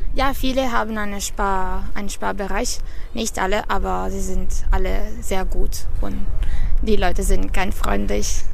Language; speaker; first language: German; non-native, fluent; Italian